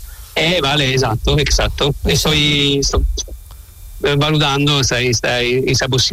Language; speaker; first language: Spanish; non-native, learner; Italian